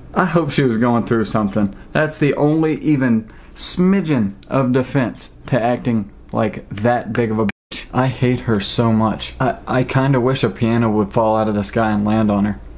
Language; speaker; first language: English; native; English